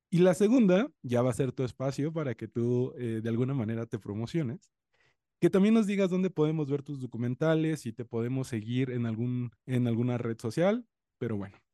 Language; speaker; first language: Spanish; native; Spanish